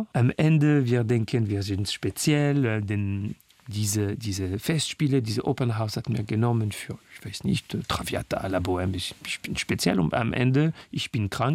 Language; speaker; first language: German; non-native, learner; French